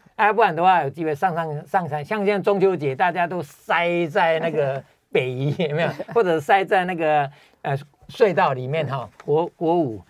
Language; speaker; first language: Chinese; native; Chinese